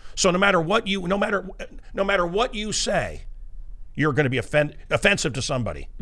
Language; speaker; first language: English; native; English